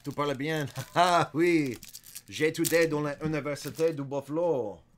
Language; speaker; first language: French; non-native, learner; English